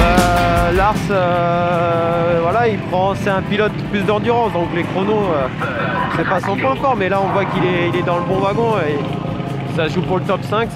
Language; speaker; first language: French; native; French